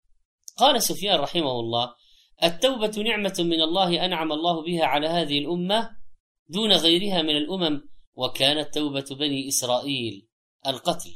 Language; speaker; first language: Arabic; native; Arabic